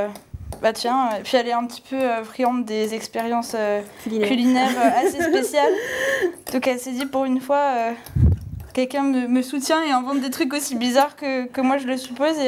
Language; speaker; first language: French; native; French